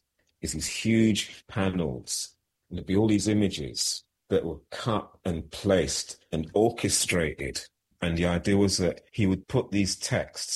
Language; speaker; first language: English; native; English